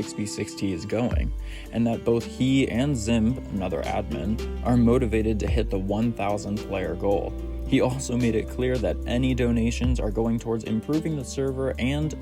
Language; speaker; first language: English; native; English